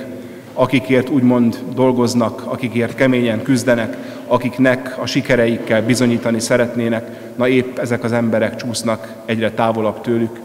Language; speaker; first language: Hungarian; native; Hungarian